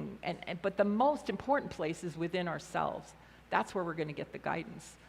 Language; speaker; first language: English; native; English